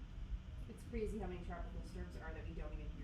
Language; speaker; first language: English; native; English